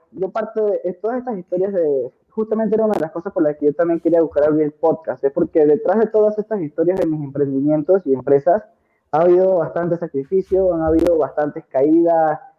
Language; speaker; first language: Spanish; native; Spanish